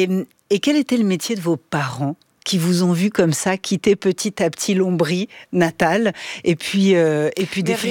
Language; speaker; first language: French; native; French